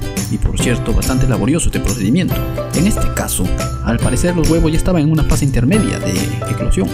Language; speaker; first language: Spanish; native; Spanish